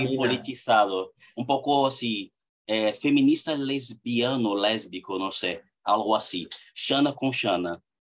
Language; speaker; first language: Spanish; non-native, fluent; Portuguese